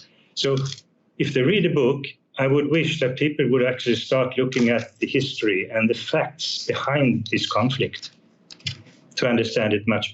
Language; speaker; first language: English; non-native, fluent; Swedish